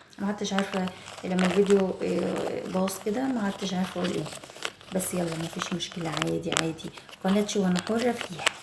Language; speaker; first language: Arabic; native; Arabic